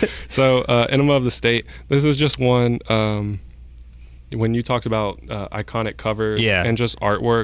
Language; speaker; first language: English; native; English